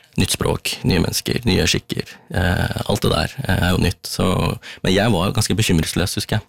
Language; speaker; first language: Norwegian; early bilingual, other home language; Tamil